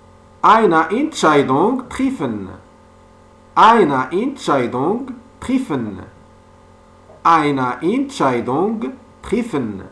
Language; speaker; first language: German; non-native, fluent; French